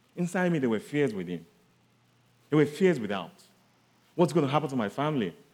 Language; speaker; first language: English; non-native, local second language; Yoruba